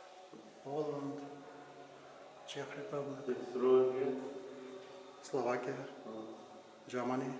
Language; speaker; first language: English; non-native, learner; Russian